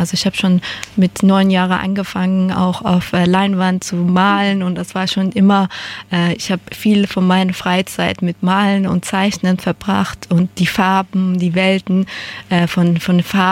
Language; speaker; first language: German; non-native, fluent; Persian